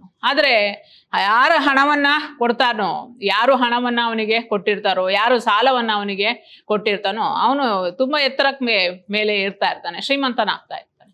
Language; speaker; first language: Kannada; native; Kannada